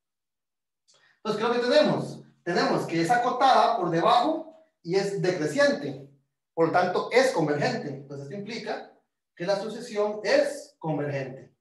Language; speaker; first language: Spanish; native; Spanish